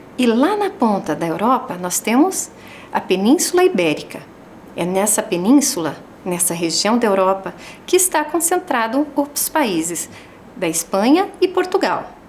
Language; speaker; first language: Portuguese; native; Portuguese